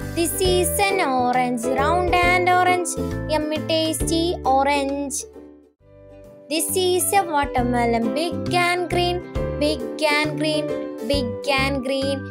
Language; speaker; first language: English; non-native, local second language; Malayalam